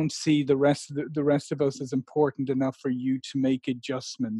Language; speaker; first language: English; native; English